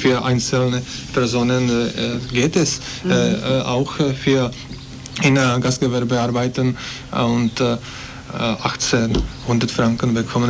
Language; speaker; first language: German; non-native, learner; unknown